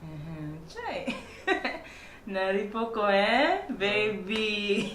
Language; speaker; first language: Igbo; non-native, learner; Filipino